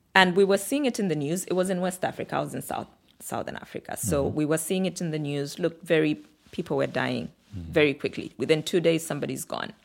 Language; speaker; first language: English; non-native, local second language; Bemba